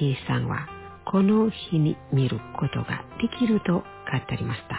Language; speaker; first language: Japanese; non-native, fluent; Indonesian